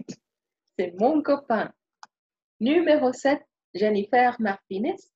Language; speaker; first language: French; non-native, fluent; Spanish